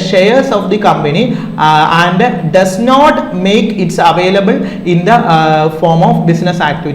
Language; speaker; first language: English; non-native, local second language; Malayalam